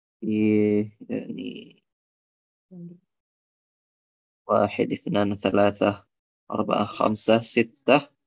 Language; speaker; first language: Arabic; non-native, fluent; Indonesian